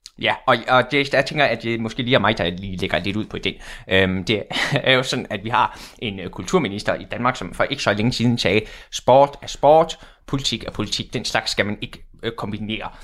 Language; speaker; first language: Danish; native; Danish